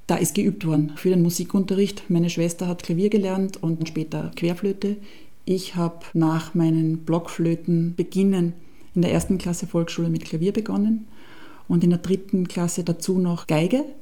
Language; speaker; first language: German; native; German